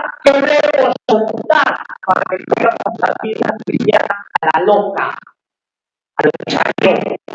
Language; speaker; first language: Spanish; native; Spanish